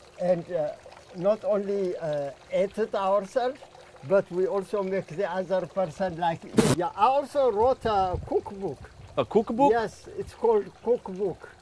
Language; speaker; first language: English; non-native, learner; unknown